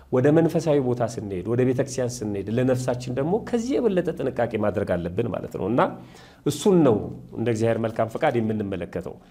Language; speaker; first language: Amharic; native; Amharic